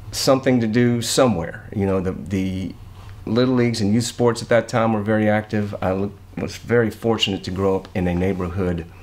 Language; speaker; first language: English; native; English